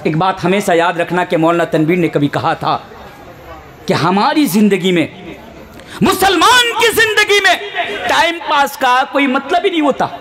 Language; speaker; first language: Hindi; non-native, local second language; Bangla